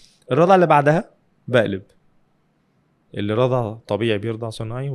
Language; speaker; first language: Arabic; native; Arabic